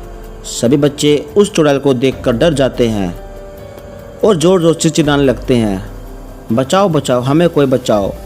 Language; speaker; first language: Hindi; native; Hindi